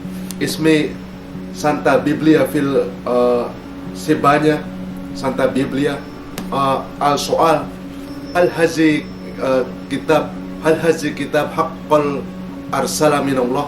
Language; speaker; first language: Arabic; non-native, learner; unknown